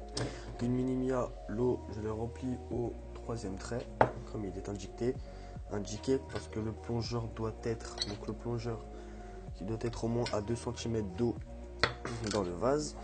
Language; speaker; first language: French; native; French